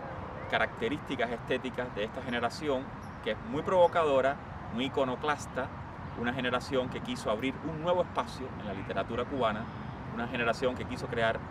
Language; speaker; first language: Spanish; native; Spanish